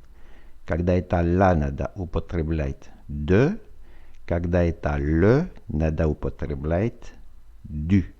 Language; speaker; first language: Russian; non-native, fluent; French